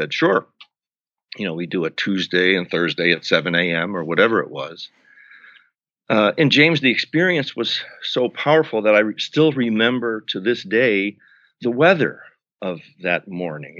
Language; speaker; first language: English; native; English